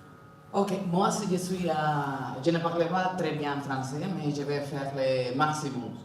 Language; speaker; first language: French; non-native, learner; Spanish